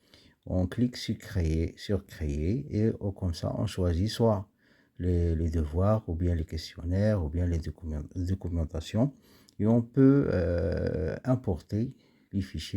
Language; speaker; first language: French; non-native, local second language; Arabic